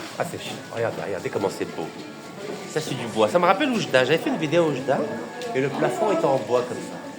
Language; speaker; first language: French; early bilingual, other home language; Arabic